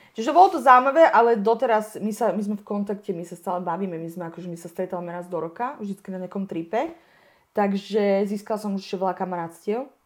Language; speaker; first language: Slovak; native; Slovak